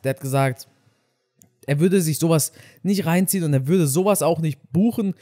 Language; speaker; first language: German; native; German